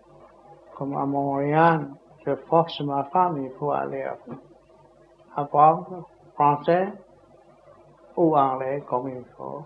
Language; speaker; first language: French; non-native, learner; Vietnamese